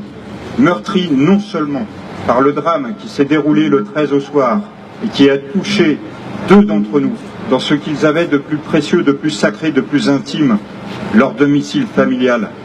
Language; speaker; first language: French; native; French